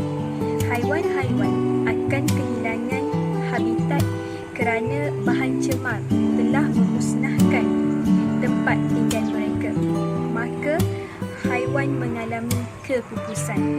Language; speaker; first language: Malay; native; Malay